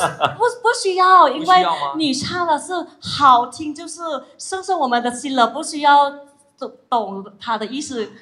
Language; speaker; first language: Chinese; non-native, fluent; Thai